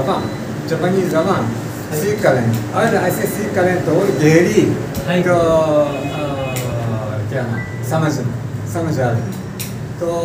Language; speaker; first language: Hindi; non-native, learner; Japanese